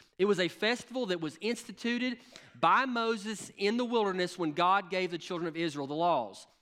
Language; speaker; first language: English; native; English